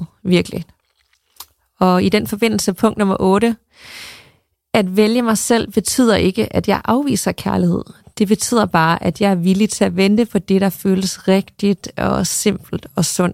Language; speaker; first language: Danish; native; Danish